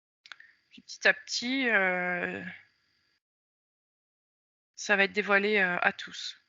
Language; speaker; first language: French; native; French